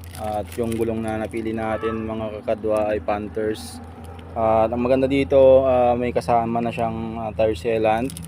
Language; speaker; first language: Filipino; native; Filipino